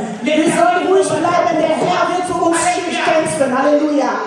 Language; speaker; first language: German; non-native, fluent; French